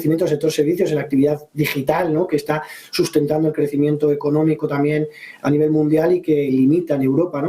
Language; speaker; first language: Spanish; native; Spanish